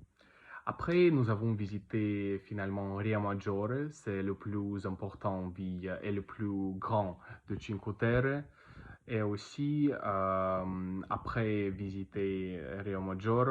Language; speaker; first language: French; non-native, learner; Russian